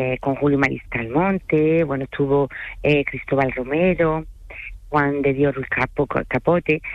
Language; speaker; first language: Spanish; early bilingual, other home language; French